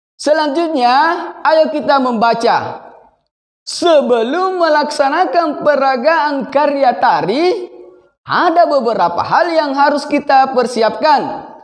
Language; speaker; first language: Indonesian; native; Indonesian